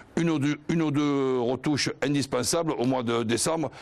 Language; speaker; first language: French; native; French